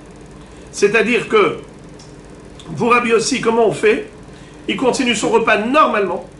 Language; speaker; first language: French; native; French